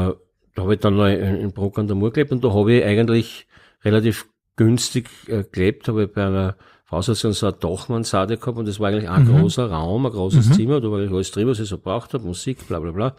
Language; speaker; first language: German; native; German